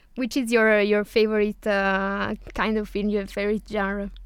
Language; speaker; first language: English; non-native, fluent; Italian